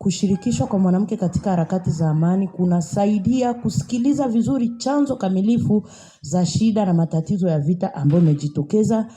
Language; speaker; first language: Swahili; native; Swahili